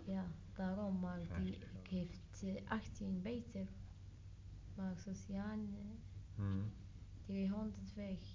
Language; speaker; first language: Dutch; non-native, learner; Arabic